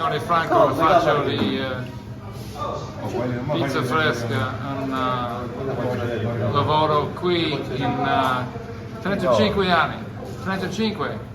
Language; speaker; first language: Italian; non-native, learner; English